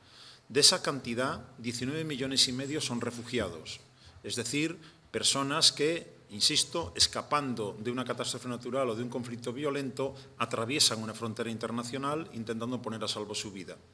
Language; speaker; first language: Spanish; native; Spanish